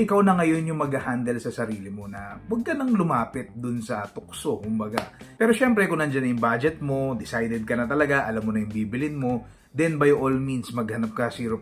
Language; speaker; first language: Filipino; native; Filipino